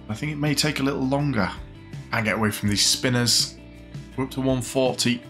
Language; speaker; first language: English; native; English